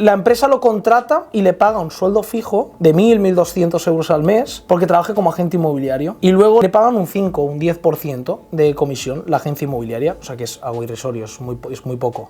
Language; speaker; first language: Spanish; native; Spanish